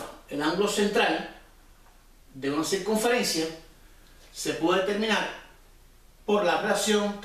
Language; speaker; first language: Spanish; native; Spanish